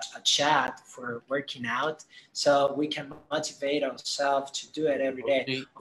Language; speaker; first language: English; non-native, fluent; Spanish